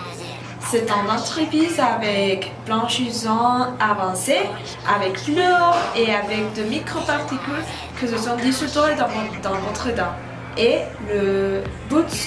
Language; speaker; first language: French; non-native, learner; Spanish